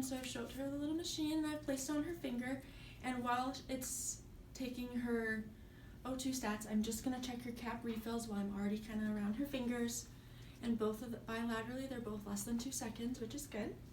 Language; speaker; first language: English; native; English